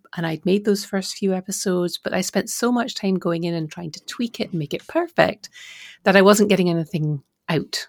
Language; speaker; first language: English; native; English